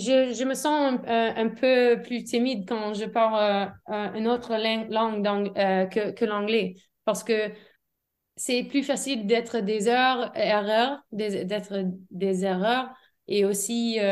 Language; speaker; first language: French; non-native, fluent; English